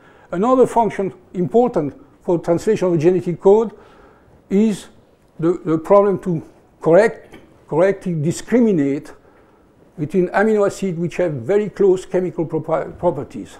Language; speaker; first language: English; non-native, fluent; French